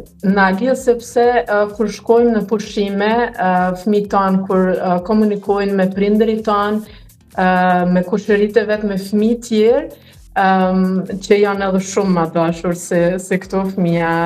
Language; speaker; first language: Albanian; early bilingual, heritage; Albanian